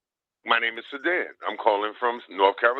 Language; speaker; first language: English; native; English